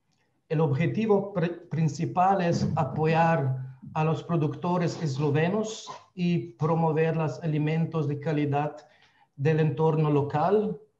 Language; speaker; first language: Spanish; non-native, fluent; Slovenian